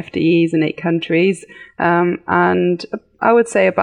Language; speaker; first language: English; native; English